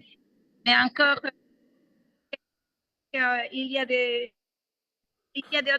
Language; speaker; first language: French; non-native, learner; Spanish